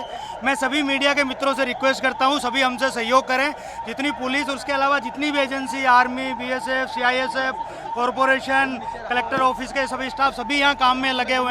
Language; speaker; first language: Hindi; non-native, local second language; Gujarati